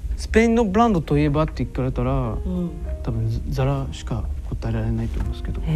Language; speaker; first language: Japanese; non-native, fluent; French